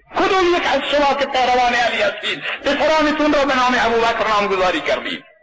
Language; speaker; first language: Persian; non-native, local second language; Baluchi